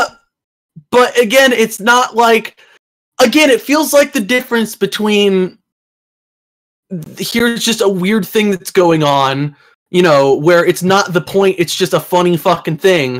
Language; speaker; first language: English; native; English